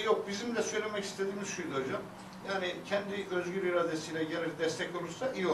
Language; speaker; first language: Turkish; native; Turkish